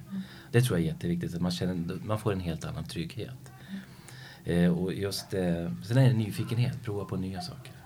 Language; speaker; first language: Swedish; native; Swedish